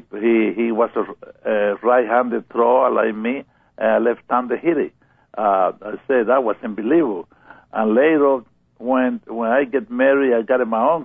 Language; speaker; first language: English; non-native, learner; Spanish